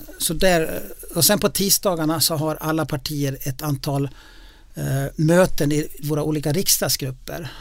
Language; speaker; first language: Swedish; native; Swedish